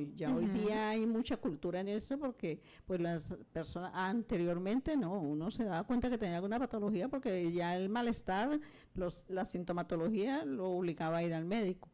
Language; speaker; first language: Spanish; native; Spanish